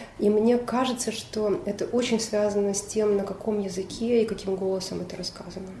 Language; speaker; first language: Russian; native; Russian